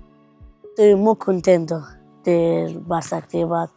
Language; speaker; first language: Spanish; non-native, learner; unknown